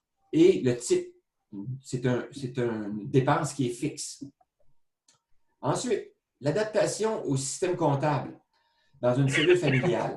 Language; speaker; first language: French; native; French